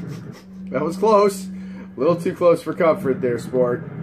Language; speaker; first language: English; native; English